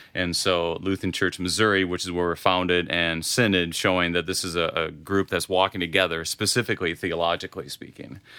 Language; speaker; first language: English; native; English